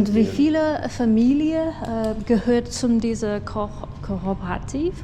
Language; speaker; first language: German; non-native, learner; Chinese